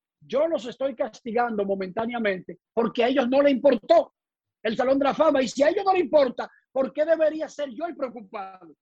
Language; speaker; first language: Spanish; native; Spanish